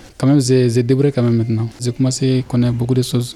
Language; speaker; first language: French; non-native, learner; Bambara